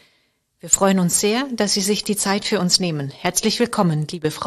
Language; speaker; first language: German; native; German